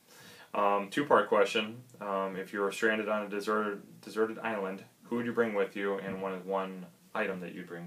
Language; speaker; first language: English; native; English